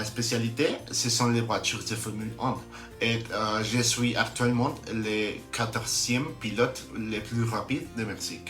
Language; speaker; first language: French; non-native, learner; Spanish